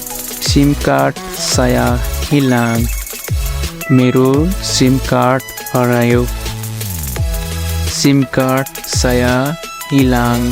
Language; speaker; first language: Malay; non-native, fluent; Nepali